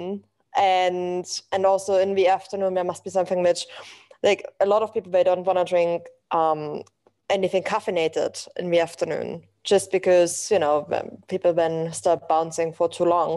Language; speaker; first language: English; non-native, fluent; German